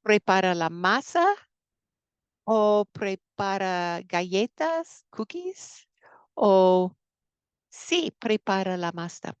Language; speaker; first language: Spanish; non-native, fluent; English